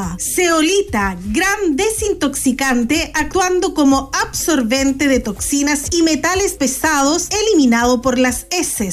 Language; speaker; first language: Spanish; native; Spanish